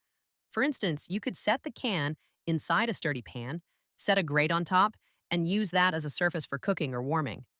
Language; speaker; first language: English; native; English